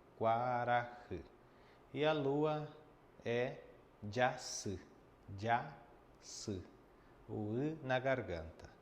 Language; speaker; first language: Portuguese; non-native, fluent; Guarani